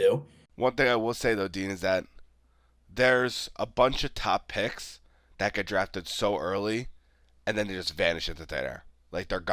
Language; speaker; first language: English; native; English